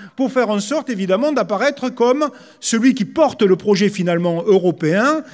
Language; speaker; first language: French; native; French